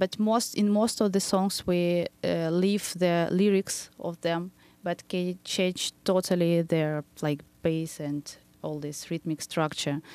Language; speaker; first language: English; non-native, fluent; Ukrainian